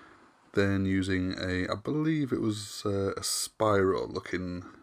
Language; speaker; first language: English; native; English